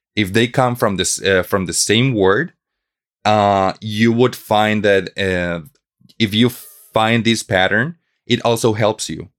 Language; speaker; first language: English; non-native, fluent; Spanish